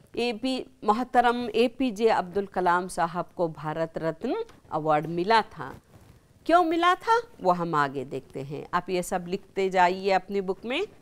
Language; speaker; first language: Urdu; native; Urdu